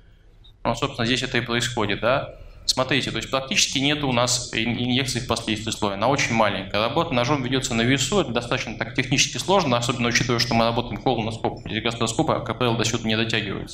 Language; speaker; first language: Russian; native; Russian